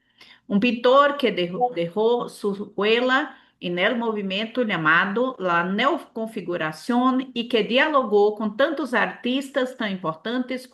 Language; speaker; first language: Spanish; non-native, learner; Portuguese